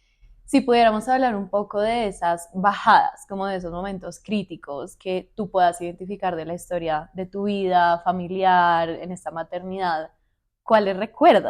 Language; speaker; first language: Spanish; native; Spanish